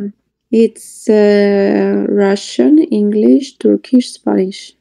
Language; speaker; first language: English; non-native, fluent; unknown